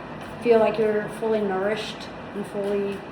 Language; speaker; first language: English; native; English